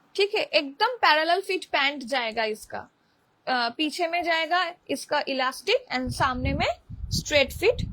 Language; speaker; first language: Hindi; non-native, local second language; Bangla